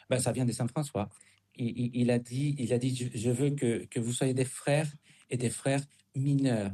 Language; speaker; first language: French; non-native, fluent; Spanish